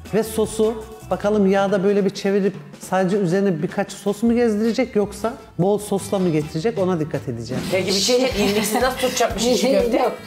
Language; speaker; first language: Turkish; native; Turkish